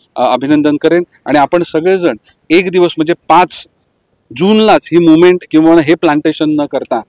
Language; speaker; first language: Marathi; native; Marathi